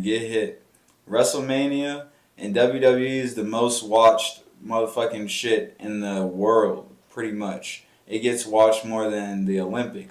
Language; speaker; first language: English; native; English